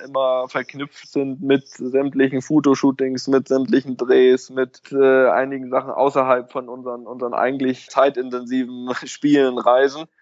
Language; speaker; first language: German; native; German